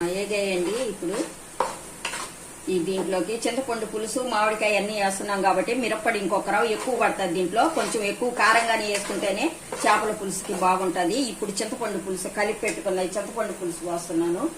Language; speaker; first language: Telugu; native; Telugu